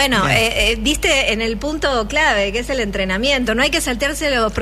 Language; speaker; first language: Spanish; native; Spanish